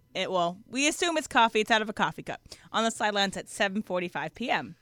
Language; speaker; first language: English; native; English